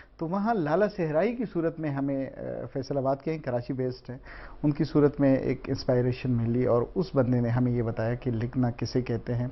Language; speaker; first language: Urdu; non-native, local second language; Pashto